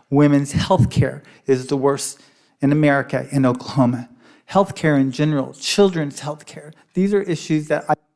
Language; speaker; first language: English; native; English